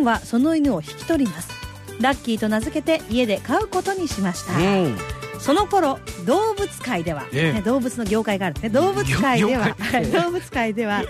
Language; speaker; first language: Japanese; native; Japanese